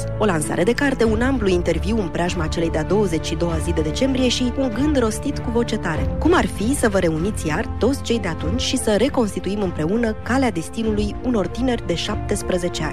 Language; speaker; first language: Romanian; native; Romanian